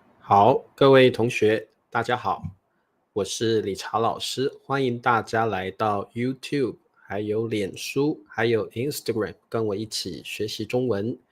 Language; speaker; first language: Chinese; native; Chinese